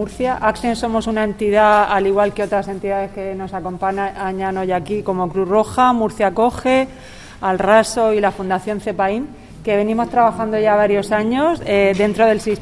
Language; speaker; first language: Spanish; native; Spanish